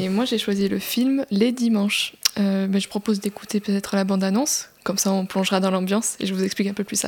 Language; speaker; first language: French; native; French